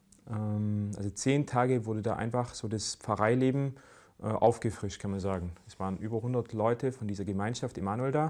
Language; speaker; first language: German; native; German